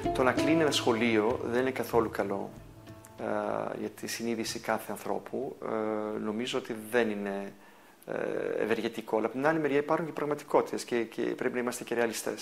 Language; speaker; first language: Greek; native; Greek